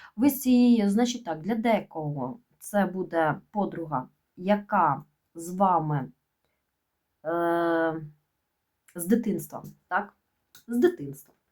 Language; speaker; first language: Ukrainian; non-native, local second language; Russian